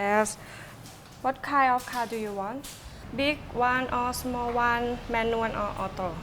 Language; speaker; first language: English; non-native, learner; Thai